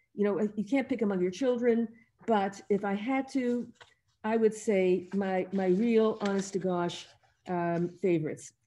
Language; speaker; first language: English; native; English